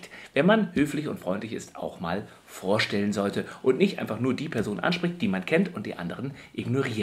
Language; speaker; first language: German; native; German